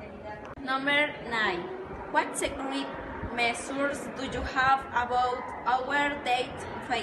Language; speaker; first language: English; non-native, learner; Spanish